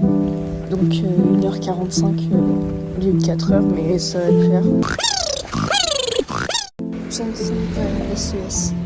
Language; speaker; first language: French; native; French